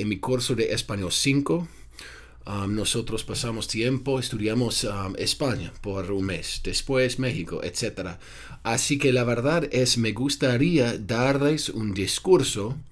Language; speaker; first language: Spanish; non-native, fluent; English